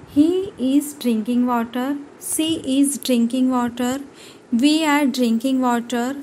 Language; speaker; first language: English; non-native, local second language; Gujarati